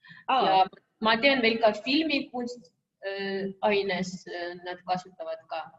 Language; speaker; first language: Estonian; non-native, local second language; Russian